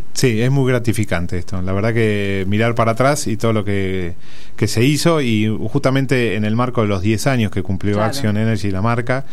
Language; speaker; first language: Spanish; native; Spanish